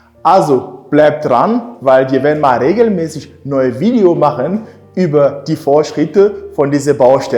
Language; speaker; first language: German; non-native, fluent; French